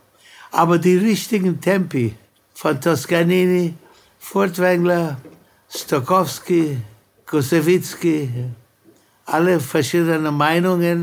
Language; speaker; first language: German; non-native, fluent; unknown